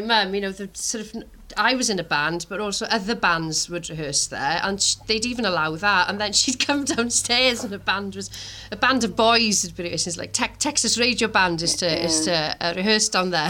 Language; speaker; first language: English; native; English